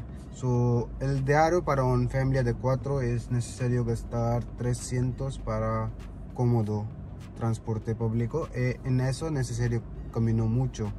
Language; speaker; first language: Spanish; non-native, learner; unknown